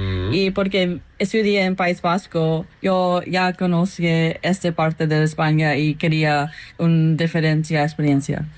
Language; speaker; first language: Spanish; non-native, fluent; English